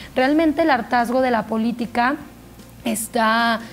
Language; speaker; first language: Spanish; native; Spanish